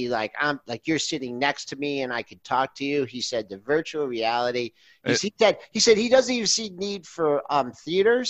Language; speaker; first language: English; native; English